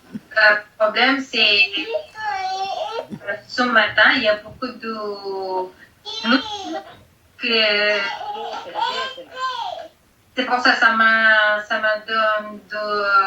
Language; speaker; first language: French; non-native, learner; Filipino